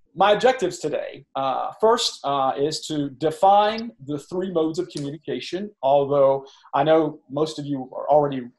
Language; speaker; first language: English; native; English